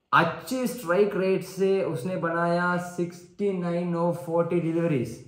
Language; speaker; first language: Hindi; non-native, learner; Sinhala